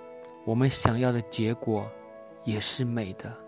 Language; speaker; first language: Chinese; native; Chinese